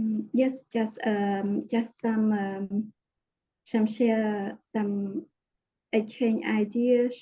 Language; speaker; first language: English; non-native, learner; Khmer